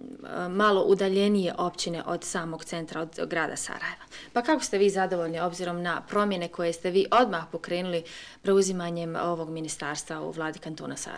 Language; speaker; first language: Serbian; native; Serbian